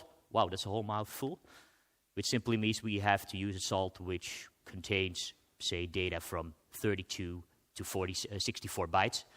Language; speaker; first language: English; non-native, fluent; Dutch